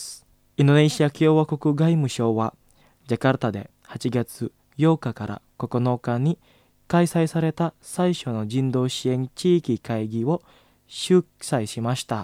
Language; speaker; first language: Japanese; non-native, fluent; Indonesian